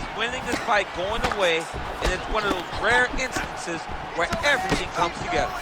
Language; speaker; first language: English; native; English